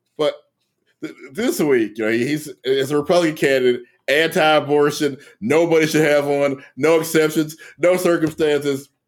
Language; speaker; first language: English; native; English